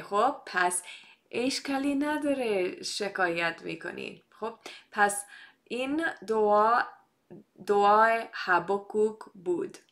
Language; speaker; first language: Persian; non-native, fluent; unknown